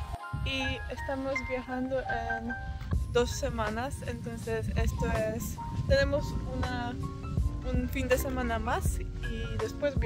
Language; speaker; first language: Spanish; non-native, fluent; Polish